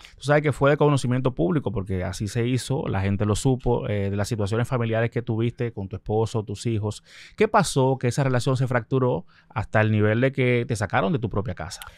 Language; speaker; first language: Spanish; native; Spanish